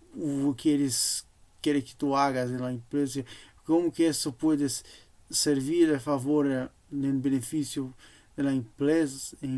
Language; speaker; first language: Portuguese; non-native, learner; Spanish